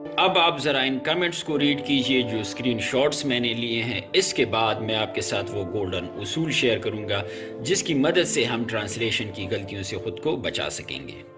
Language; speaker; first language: Urdu; non-native, local second language; Pashto